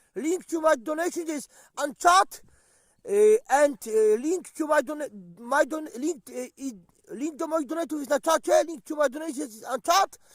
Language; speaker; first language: English; non-native, learner; Polish